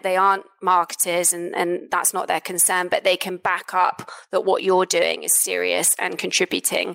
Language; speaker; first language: English; native; English